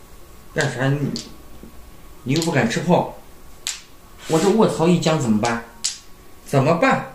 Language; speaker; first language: Chinese; native; Chinese